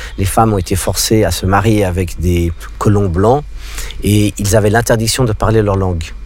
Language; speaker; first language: French; non-native, local second language; English